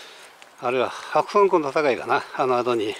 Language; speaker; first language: Japanese; native; Japanese